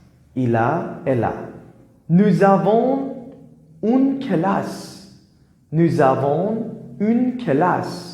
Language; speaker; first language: French; non-native, learner; Persian